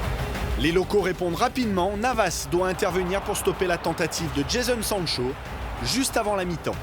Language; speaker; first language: French; native; French